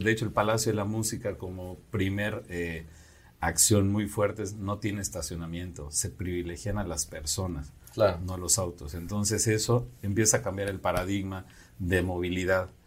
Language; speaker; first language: Spanish; native; Spanish